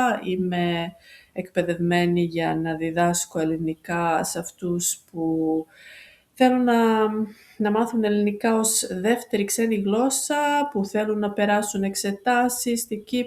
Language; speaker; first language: Greek; non-native, fluent; Serbian